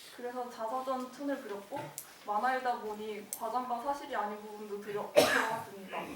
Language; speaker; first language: Korean; native; Korean